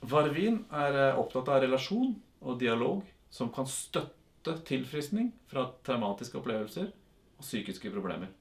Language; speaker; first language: Norwegian; native; Norwegian